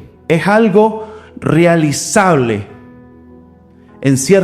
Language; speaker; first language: Spanish; native; Spanish